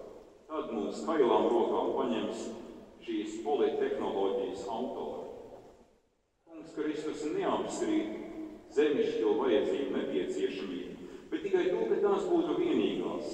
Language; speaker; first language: Latvian; native; Latvian